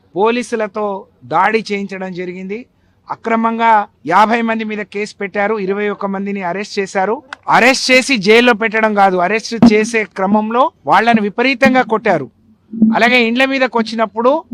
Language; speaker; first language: Telugu; non-native, local second language; Lambadi